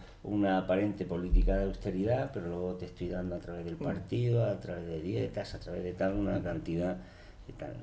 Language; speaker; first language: Spanish; native; Spanish